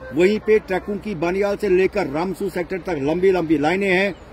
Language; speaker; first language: Hindi; native; Hindi